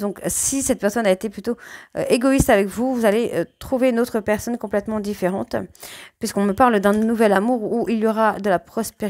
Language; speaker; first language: French; native; French